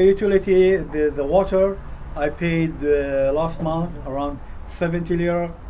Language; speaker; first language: English; non-native, fluent; Arabic